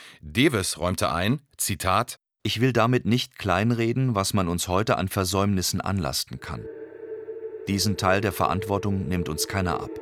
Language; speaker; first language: German; native; German